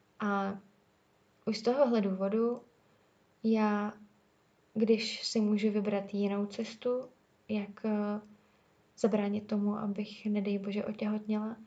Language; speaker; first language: Czech; native; Czech